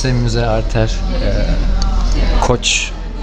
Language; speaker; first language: French; non-native, learner; Turkish